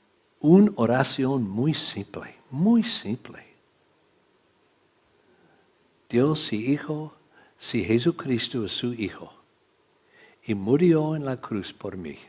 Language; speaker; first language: Spanish; non-native, learner; English